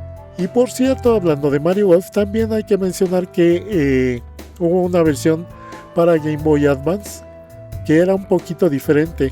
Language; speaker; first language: Spanish; native; Spanish